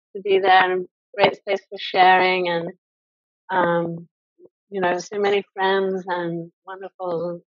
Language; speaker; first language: English; native; English